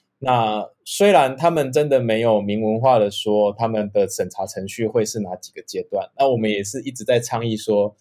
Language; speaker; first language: Chinese; native; Chinese